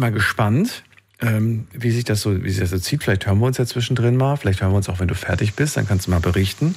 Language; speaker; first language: German; native; German